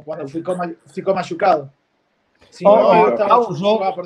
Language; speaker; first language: Portuguese; non-native, fluent; Spanish